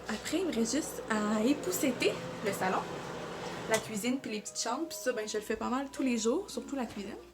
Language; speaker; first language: French; native; French